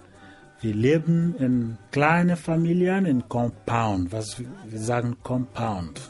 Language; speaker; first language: German; non-native, learner; Igbo